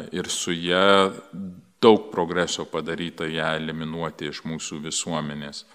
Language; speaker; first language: Lithuanian; early bilingual, heritage; Lithuanian